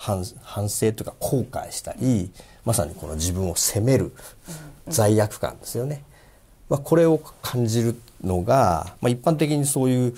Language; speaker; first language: Japanese; native; Japanese